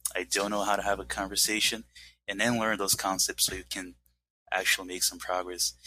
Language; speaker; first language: English; non-native, fluent; Portuguese